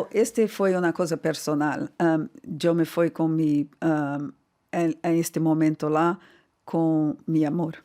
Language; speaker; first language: Spanish; non-native, fluent; Portuguese